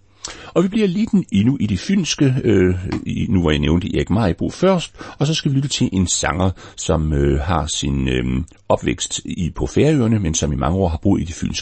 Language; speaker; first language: Danish; native; Danish